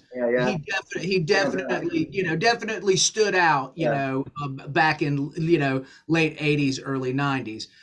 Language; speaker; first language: English; native; English